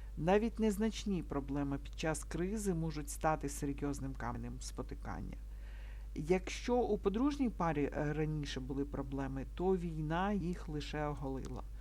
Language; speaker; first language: Ukrainian; non-native, local second language; Russian